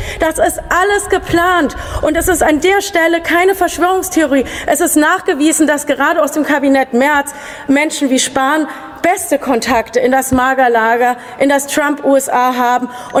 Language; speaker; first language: German; native; German